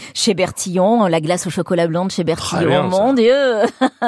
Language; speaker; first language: French; native; French